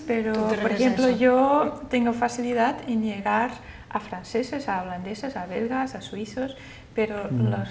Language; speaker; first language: Spanish; non-native, fluent; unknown